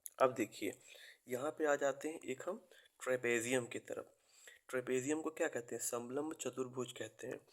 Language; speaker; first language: Hindi; native; Hindi